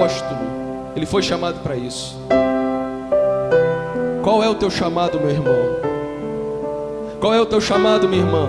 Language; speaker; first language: Portuguese; native; Portuguese